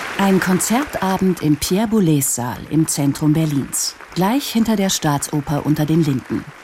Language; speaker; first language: German; native; German